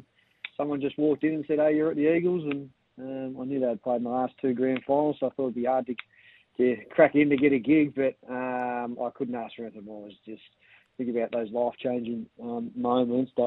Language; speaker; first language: English; native; English